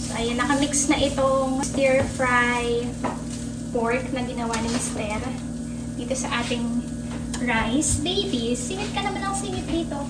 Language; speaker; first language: Filipino; native; Filipino